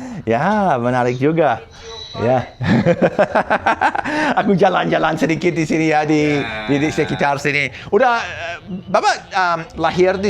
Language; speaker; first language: Indonesian; non-native, fluent; English